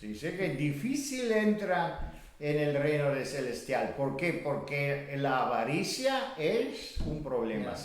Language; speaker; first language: Spanish; non-native, fluent; Bulgarian